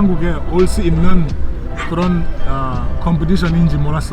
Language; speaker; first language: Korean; non-native, fluent; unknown